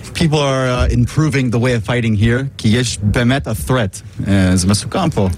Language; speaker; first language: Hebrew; non-native, fluent; English